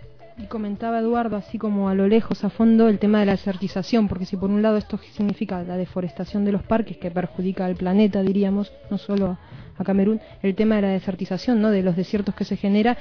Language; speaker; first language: Spanish; native; Spanish